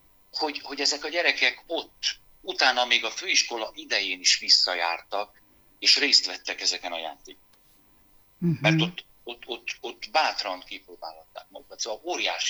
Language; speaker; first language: Hungarian; native; Hungarian